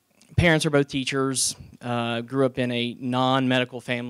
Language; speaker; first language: English; native; English